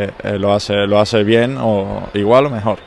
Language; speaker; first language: Spanish; native; Spanish